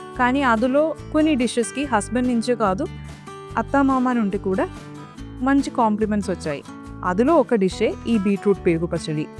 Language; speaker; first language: Telugu; non-native, fluent; Malayalam